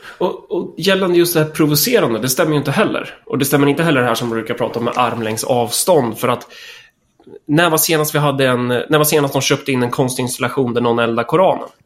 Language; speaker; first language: Swedish; native; Swedish